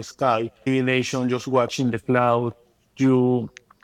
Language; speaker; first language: English; non-native, fluent; Spanish